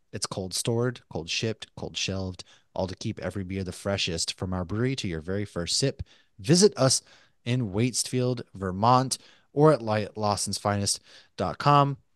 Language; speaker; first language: English; native; English